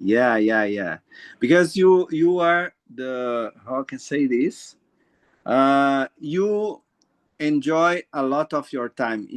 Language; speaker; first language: English; non-native, learner; Portuguese